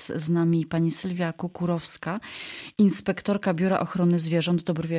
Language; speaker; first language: Polish; native; Polish